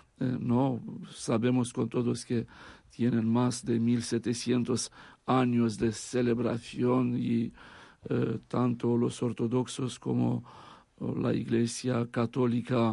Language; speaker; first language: Spanish; non-native, fluent; Romanian